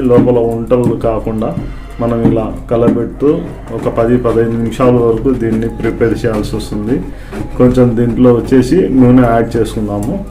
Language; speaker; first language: Telugu; non-native, local second language; Urdu